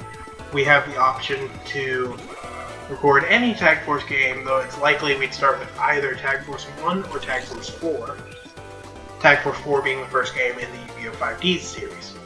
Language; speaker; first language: English; native; English